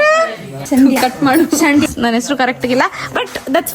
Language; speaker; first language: Kannada; native; Kannada